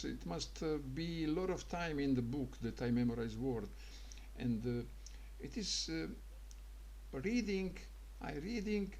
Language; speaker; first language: English; non-native, learner; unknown